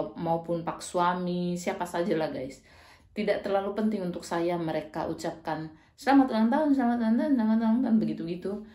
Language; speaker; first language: Indonesian; non-native, local second language; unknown